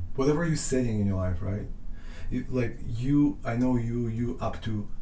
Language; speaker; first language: English; non-native, fluent; Russian